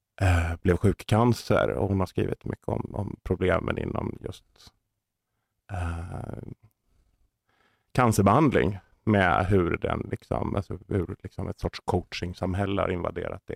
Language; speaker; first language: Swedish; native; Swedish